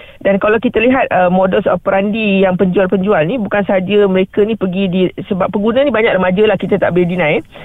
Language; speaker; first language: Malay; native; Malay